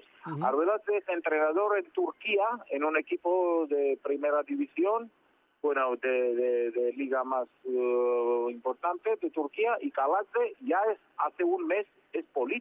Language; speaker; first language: Spanish; non-native, fluent; Georgian